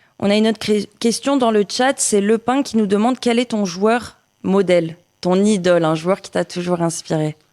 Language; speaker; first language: French; native; French